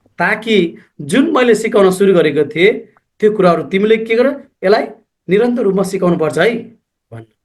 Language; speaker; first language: Nepali; native; Nepali